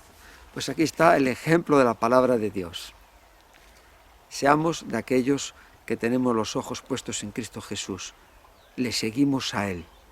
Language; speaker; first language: Spanish; native; Spanish